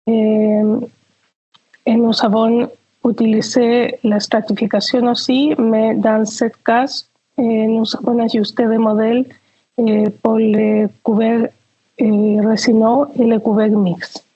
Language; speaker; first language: French; non-native, fluent; Spanish